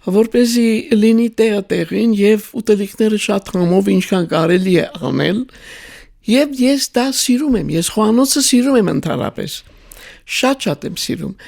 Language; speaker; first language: Armenian; native; Armenian